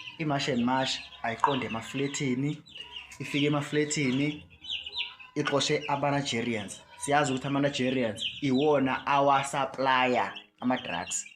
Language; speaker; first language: Zulu; native; Zulu